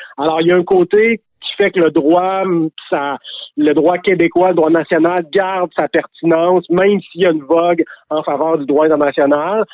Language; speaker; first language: French; native; French